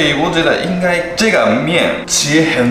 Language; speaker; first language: Chinese; non-native, fluent; Japanese